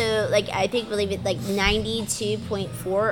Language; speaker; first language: English; native; English